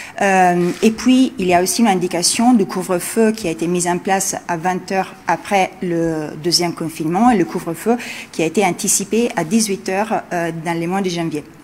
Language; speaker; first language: French; non-native, fluent; Italian